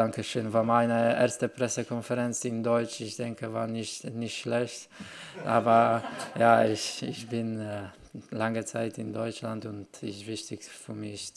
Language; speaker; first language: German; non-native, learner; Polish